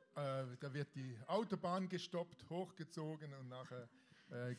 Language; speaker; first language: German; native; German